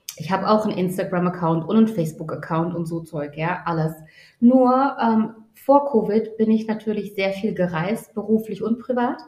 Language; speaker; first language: German; native; German